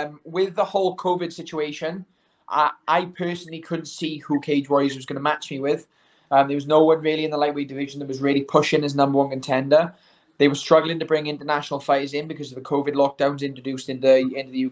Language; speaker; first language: English; native; English